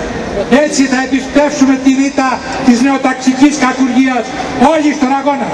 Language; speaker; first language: Greek; native; Greek